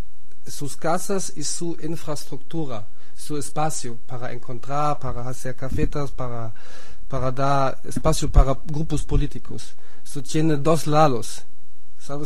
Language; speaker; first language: Spanish; non-native, fluent; German